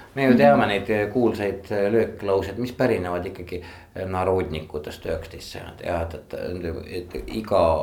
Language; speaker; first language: Estonian; native; Estonian